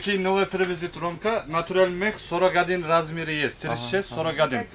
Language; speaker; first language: Russian; non-native, learner; Turkish